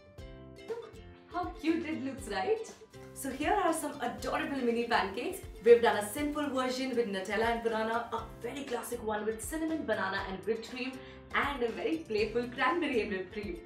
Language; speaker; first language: English; non-native, local second language; Hindi